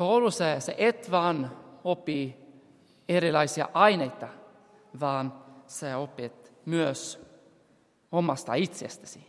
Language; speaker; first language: Finnish; non-native, fluent; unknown